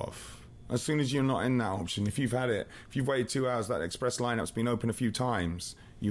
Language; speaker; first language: English; native; English